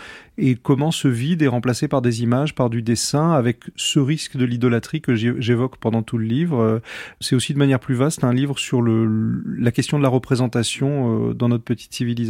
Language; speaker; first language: French; native; French